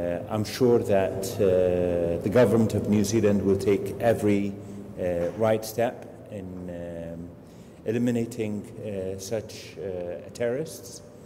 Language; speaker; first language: English; non-native, fluent; Arabic